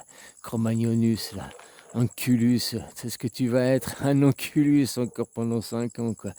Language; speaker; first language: French; native; French